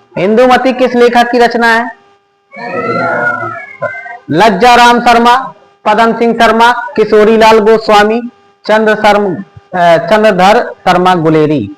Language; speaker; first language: Hindi; native; Hindi